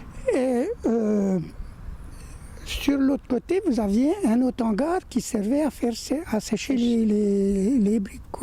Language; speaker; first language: French; native; French